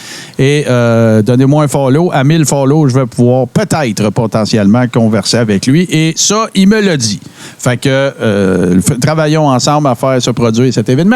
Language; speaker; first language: French; native; French